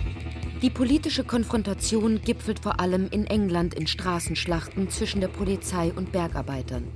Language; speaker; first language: German; native; German